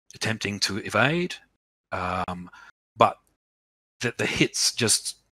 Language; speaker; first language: English; native; English